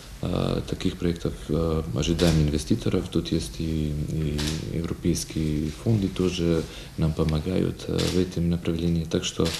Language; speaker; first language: Russian; non-native, fluent; Macedonian